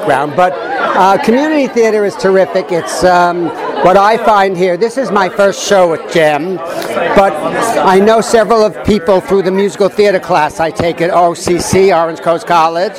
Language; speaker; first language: English; native; English